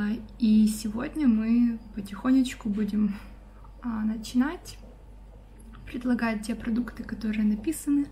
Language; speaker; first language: Russian; native; Russian